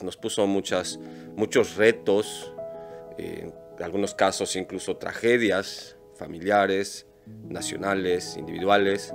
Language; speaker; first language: Spanish; native; Spanish